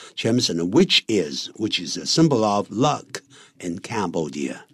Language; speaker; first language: English; non-native, fluent; Chinese